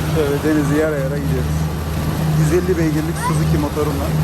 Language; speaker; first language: Turkish; native; Turkish